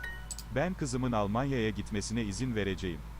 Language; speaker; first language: Turkish; non-native, learner; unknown